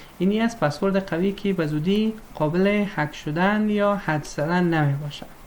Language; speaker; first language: Persian; native; Persian